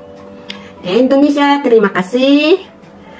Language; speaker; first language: Indonesian; non-native, learner; Waray